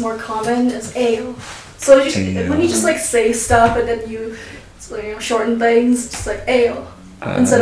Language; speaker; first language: English; early bilingual, other home language; Korean